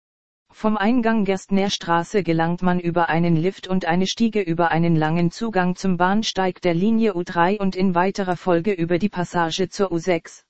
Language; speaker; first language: German; native; German